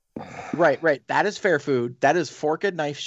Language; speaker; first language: English; native; English